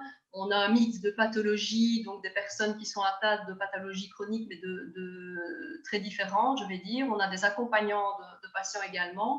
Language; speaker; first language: French; native; French